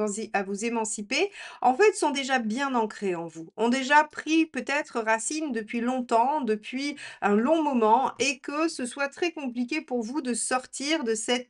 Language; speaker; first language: French; native; French